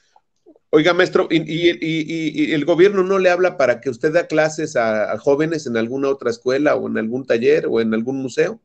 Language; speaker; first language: Spanish; native; Spanish